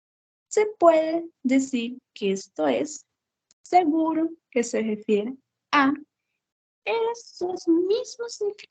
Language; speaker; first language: Spanish; non-native, fluent; Portuguese